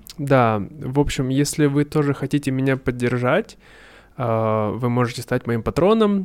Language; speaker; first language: Russian; native; Russian